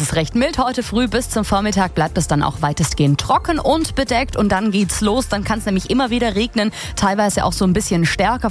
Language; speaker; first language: German; native; German